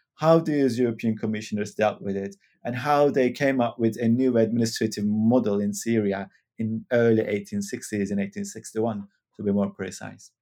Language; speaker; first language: English; non-native, fluent; Turkish